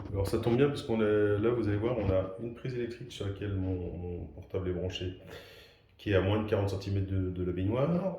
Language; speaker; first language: French; native; French